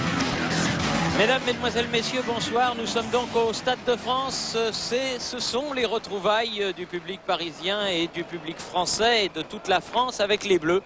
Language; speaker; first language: French; native; French